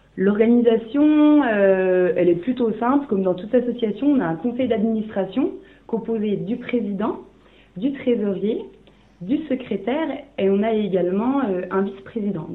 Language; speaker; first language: French; native; French